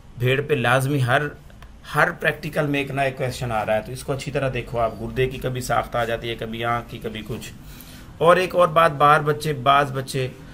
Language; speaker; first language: Urdu; non-native, local second language; Punjabi